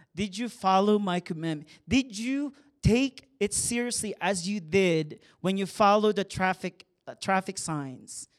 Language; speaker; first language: English; non-native, local second language; Filipino